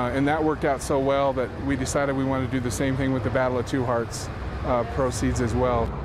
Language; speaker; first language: English; native; English